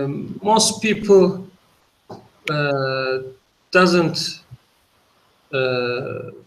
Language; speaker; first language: English; non-native, learner; Turkish